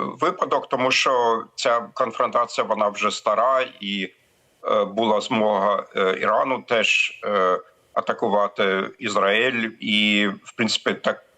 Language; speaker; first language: Ukrainian; non-native, fluent; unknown